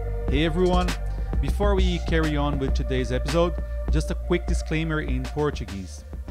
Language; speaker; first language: English; non-native, fluent; Portuguese